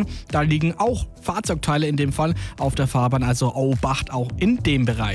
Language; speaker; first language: German; native; German